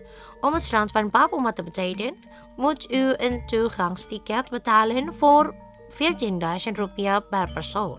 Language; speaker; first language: Dutch; non-native, fluent; Indonesian